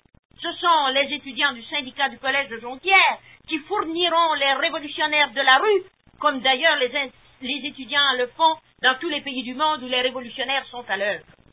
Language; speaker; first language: French; native; French